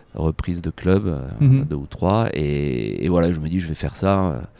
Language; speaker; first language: French; native; French